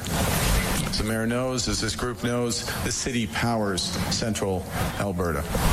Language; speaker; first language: English; native; English